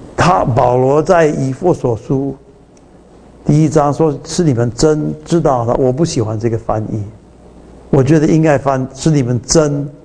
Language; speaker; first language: Chinese; non-native, fluent; English